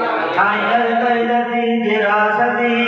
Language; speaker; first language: Arabic; non-native, fluent; Bangla